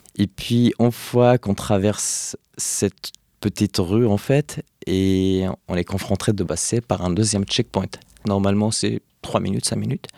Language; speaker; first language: French; non-native, fluent; Arabic